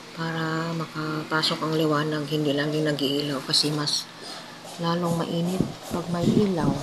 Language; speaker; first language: Filipino; native; Filipino